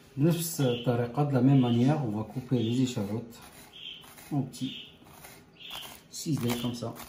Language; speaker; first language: French; non-native, local second language; Arabic